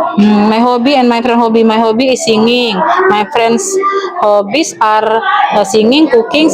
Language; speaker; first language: English; non-native, learner; Indonesian